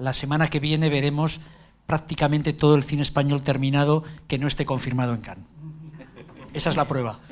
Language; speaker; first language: Spanish; native; Spanish